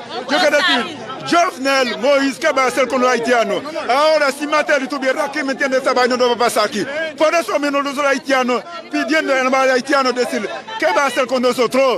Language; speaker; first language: Spanish; non-native, learner; Haitian Creole